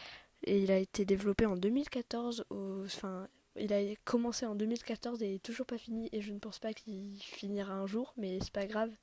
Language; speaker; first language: French; native; French